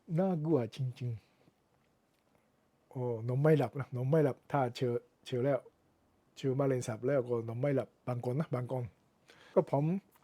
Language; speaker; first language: Thai; non-native, learner; Japanese